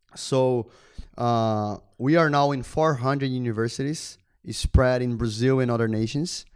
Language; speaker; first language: English; non-native, fluent; Portuguese